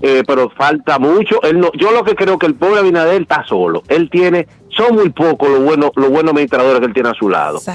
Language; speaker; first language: Spanish; native; Spanish